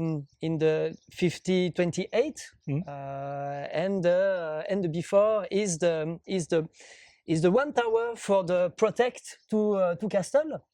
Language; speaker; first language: English; non-native, learner; French